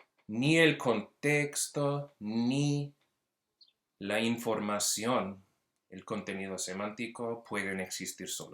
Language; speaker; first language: Spanish; early bilingual, heritage; Spanish